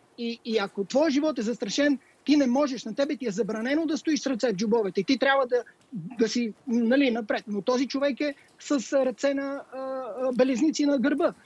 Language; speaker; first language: Bulgarian; native; Bulgarian